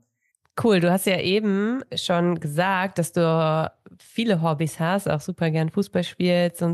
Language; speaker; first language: German; native; German